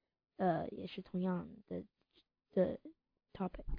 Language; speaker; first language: Chinese; early bilingual, heritage; English